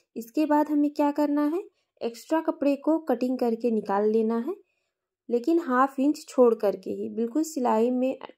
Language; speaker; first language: Hindi; native; Hindi